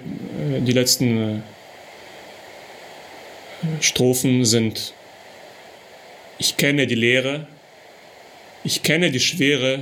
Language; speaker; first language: German; early bilingual, other home language; Russian